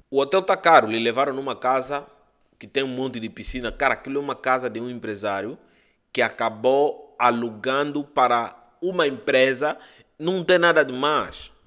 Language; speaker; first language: Portuguese; native; Portuguese